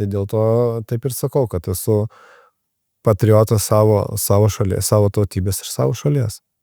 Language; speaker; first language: Lithuanian; non-native, local second language; Polish